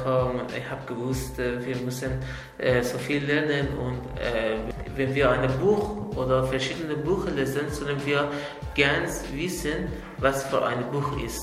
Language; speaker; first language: German; non-native, learner; Azerbaijani